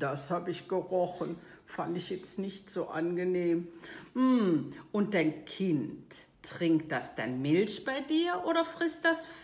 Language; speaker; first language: German; native; German